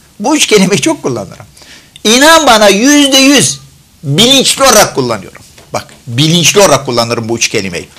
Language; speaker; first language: Turkish; non-native, fluent; Arabic